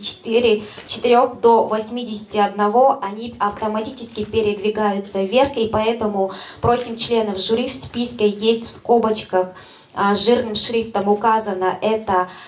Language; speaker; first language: Russian; non-native, local second language; Tuvinian